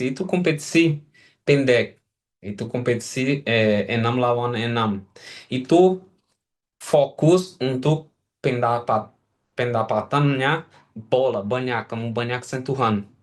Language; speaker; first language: Indonesian; non-native, fluent; Portuguese